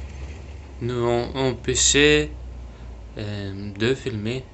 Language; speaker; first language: French; non-native, learner; Russian